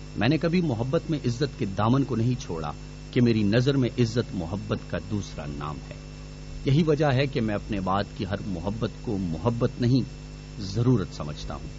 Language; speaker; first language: Urdu; non-native, local second language; Pashto